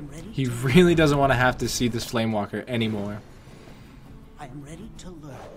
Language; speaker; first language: English; native; English